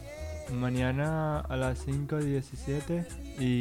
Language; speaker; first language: Spanish; non-native, learner; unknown